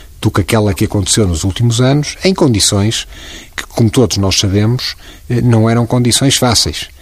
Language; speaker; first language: Portuguese; native; Portuguese